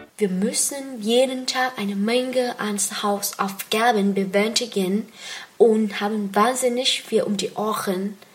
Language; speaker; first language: German; non-native, fluent; Vietnamese